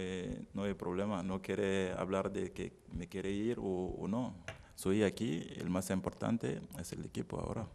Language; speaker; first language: Spanish; non-native, learner; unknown